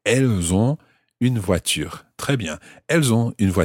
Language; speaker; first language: French; non-native, fluent; English